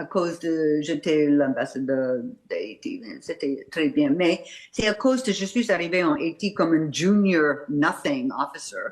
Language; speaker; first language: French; non-native, fluent; English